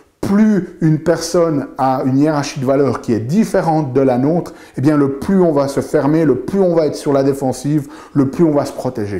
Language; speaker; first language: French; native; French